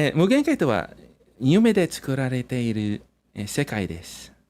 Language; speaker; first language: Japanese; non-native, fluent; English